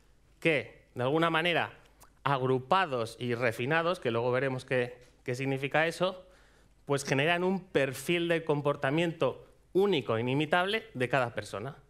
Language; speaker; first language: Spanish; native; Spanish